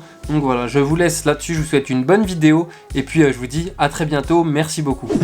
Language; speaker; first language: French; native; French